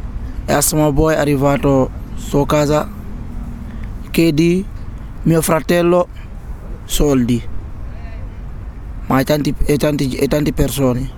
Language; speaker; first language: Italian; non-native, learner; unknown